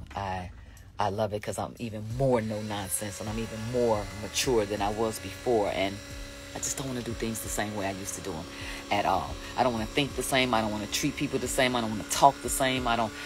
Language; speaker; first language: English; native; English